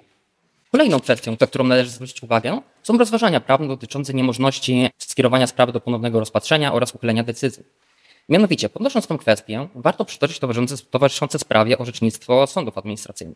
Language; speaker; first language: Polish; native; Polish